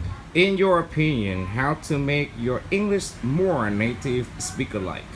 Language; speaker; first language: English; non-native, fluent; Vietnamese